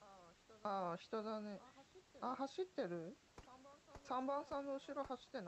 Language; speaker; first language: Japanese; native; Japanese